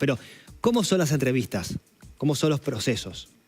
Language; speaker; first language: Spanish; native; Spanish